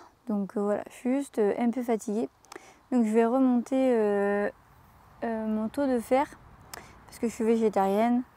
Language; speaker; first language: French; native; French